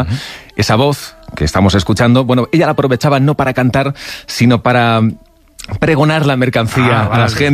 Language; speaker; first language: Spanish; native; Spanish